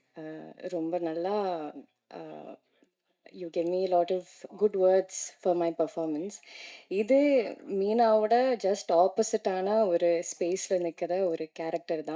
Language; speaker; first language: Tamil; non-native, learner; Malayalam